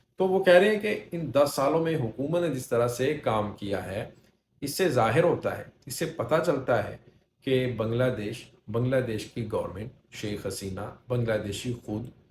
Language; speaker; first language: Urdu; native; Urdu